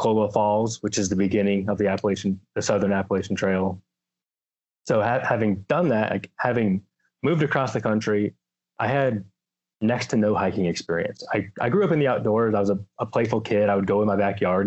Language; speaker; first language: English; native; English